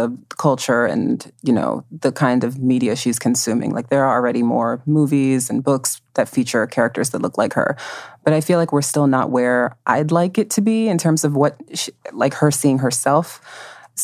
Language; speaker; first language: English; native; English